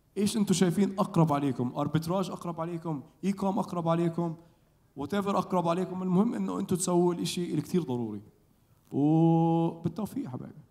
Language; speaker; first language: Arabic; native; Arabic